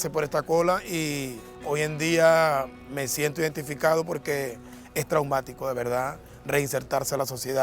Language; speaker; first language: Spanish; native; Spanish